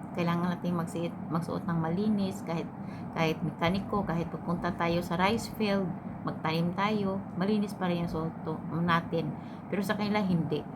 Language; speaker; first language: Filipino; non-native, local second language; Cebuano